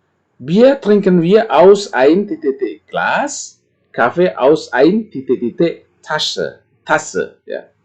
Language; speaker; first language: German; non-native, fluent; Indonesian